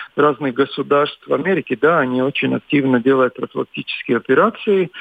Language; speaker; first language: Russian; non-native, local second language; Latvian